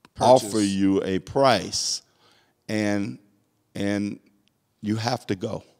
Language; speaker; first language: English; native; English